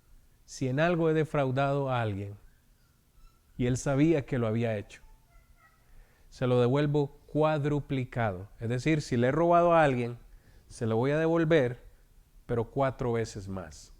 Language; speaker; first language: Spanish; native; Spanish